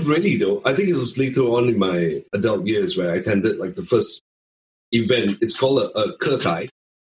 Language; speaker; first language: English; native; English